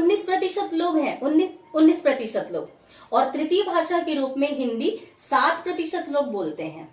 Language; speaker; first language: Hindi; native; Hindi